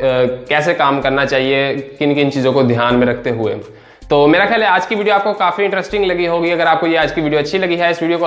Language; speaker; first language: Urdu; non-native, local second language; Punjabi